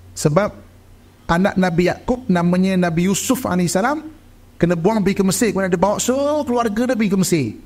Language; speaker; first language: Malay; native; Malay